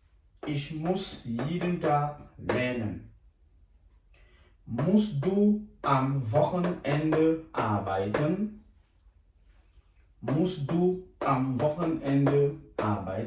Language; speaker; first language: German; non-native, fluent; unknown